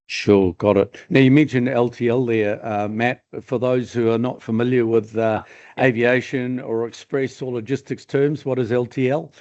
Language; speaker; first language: English; native; English